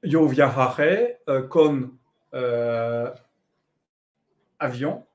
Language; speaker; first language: Spanish; non-native, learner; French